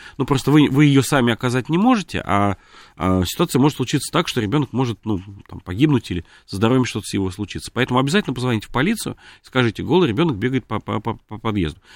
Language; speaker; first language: Russian; native; Russian